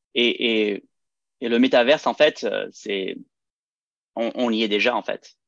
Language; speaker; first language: French; early bilingual, heritage; French